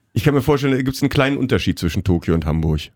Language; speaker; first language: German; native; German